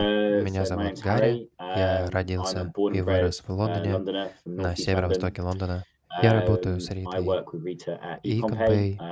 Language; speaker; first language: Russian; non-native, fluent; English